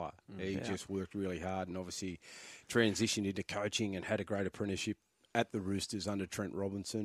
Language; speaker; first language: English; native; English